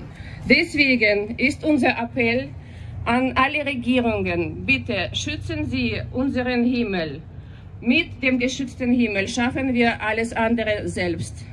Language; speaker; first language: German; non-native, fluent; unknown